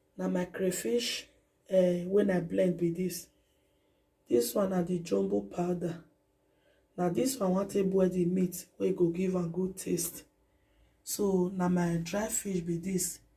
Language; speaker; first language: Nigerian Pidgin; native; Nigerian Pidgin